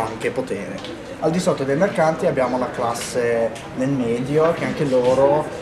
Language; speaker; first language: Italian; non-native, learner; English